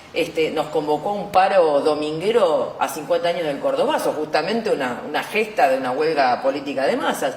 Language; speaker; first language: Spanish; native; Spanish